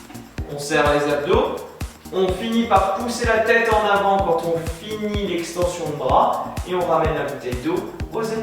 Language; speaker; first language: French; native; French